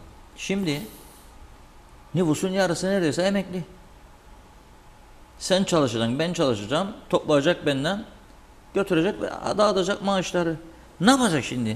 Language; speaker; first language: Turkish; native; Turkish